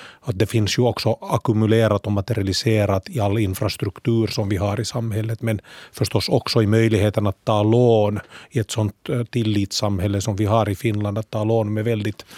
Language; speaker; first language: Swedish; native; Swedish